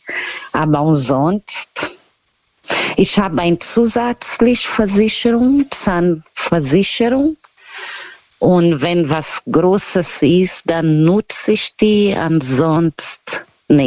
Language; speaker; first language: German; non-native, learner; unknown